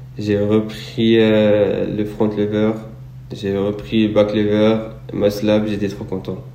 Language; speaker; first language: French; non-native, local second language; Arabic